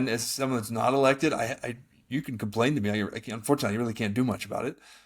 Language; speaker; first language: English; native; English